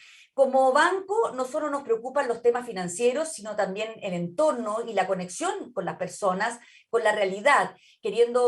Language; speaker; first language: Spanish; native; Spanish